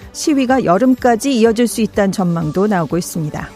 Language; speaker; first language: Korean; native; Korean